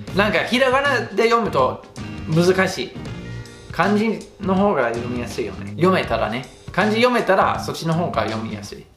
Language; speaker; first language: Japanese; non-native, fluent; English